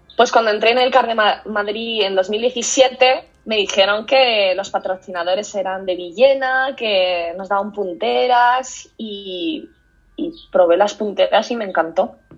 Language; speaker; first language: Spanish; early bilingual, other home language; Russian